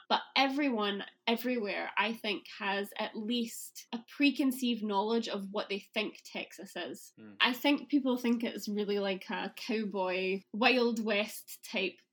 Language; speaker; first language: English; native; English